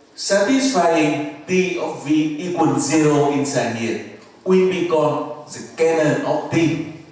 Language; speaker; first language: English; non-native, fluent; Vietnamese